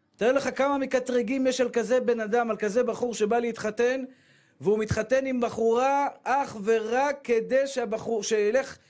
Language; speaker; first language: Hebrew; native; Hebrew